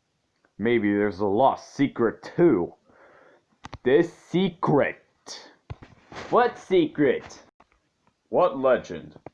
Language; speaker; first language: English; native; English